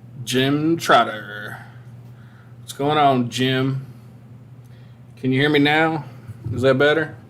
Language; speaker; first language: English; native; English